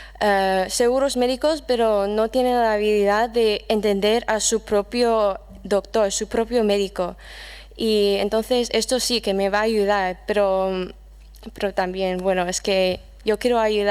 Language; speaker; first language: Spanish; non-native, fluent; English